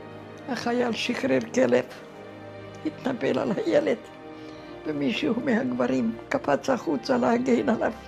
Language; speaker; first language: Hebrew; non-native, fluent; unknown